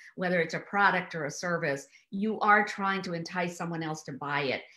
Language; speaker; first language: English; early bilingual, other home language; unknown